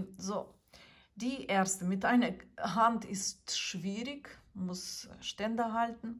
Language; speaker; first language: German; non-native, fluent; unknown